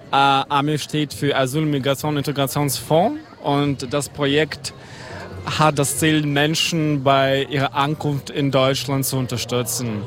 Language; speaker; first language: German; non-native, fluent; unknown